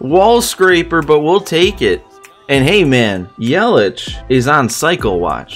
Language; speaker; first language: English; native; English